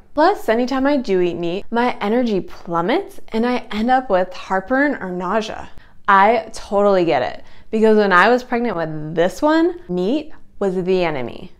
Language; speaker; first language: English; native; English